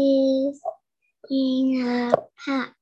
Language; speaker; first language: English; non-native, learner; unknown